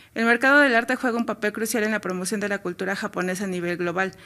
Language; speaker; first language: Spanish; native; Spanish